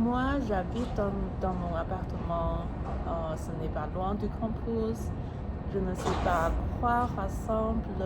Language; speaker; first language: French; non-native, learner; English